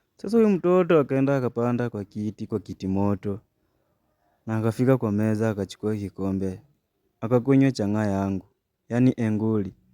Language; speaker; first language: Swahili; non-native, local second language; Luyia